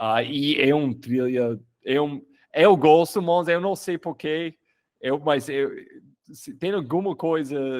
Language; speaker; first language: Portuguese; non-native, fluent; English